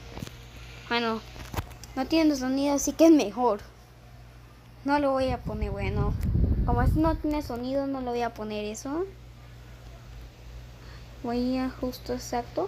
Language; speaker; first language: Spanish; native; Spanish